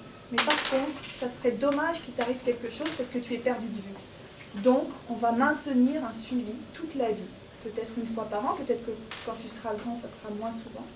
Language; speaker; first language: French; native; French